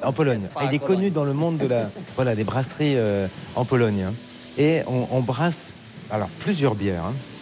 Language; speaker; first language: French; native; French